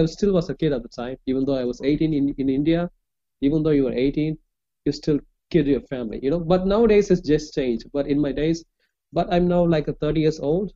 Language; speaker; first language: English; non-native, local second language; Tamil